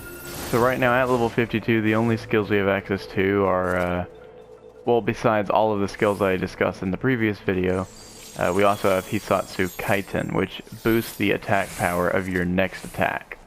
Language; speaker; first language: English; native; English